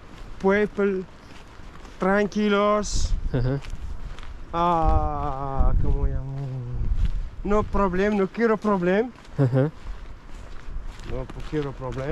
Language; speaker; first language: Spanish; non-native, learner; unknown